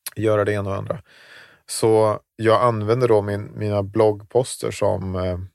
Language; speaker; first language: Swedish; native; Swedish